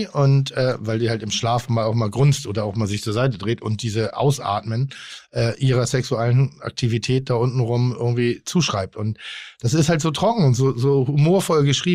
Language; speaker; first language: German; native; German